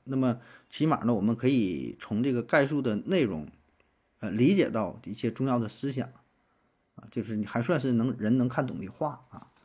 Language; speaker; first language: Chinese; native; Chinese